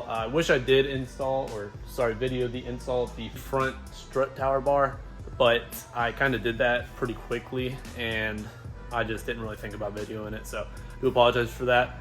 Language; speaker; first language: English; native; English